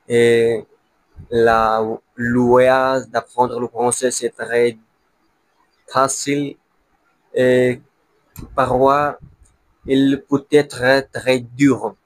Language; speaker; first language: French; non-native, learner; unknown